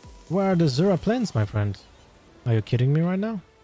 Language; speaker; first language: English; non-native, fluent; Polish